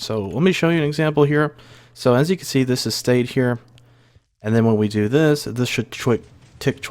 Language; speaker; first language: English; native; English